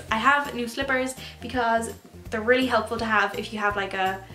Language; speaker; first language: English; native; English